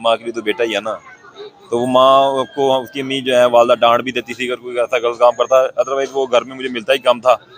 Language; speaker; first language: Urdu; native; Urdu